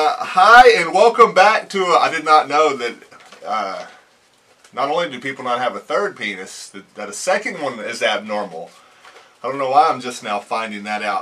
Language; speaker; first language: English; native; English